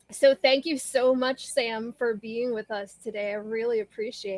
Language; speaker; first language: English; native; English